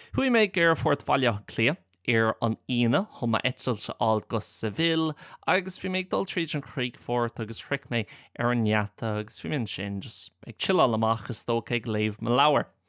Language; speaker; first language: Irish; non-native, local second language; English